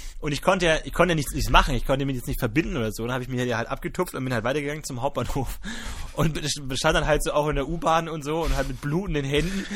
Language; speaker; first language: German; native; German